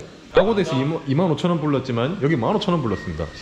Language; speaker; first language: Korean; native; Korean